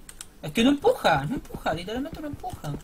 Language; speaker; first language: Spanish; native; Spanish